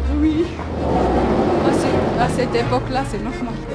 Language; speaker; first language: French; non-native, learner; Portuguese